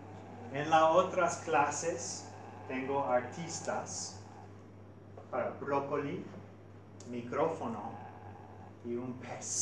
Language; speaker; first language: Spanish; non-native, fluent; English